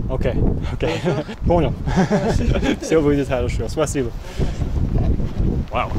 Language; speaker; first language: Russian; non-native, learner; English